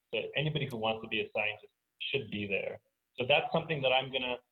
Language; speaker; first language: English; native; English